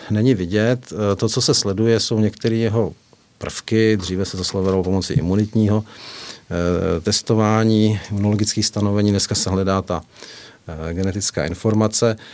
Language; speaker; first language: Czech; native; Czech